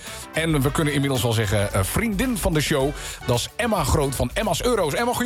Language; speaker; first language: Dutch; native; Dutch